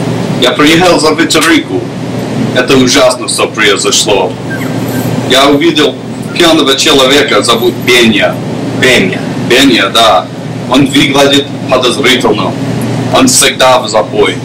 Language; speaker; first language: Russian; non-native, learner; English